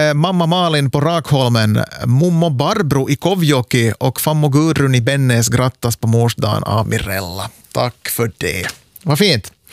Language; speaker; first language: Swedish; native; Swedish